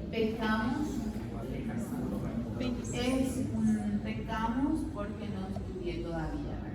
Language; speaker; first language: Spanish; native; Spanish